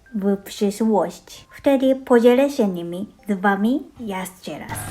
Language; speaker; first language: Polish; non-native, fluent; Japanese